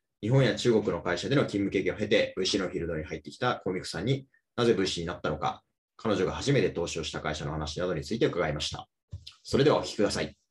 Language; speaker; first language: Japanese; native; Japanese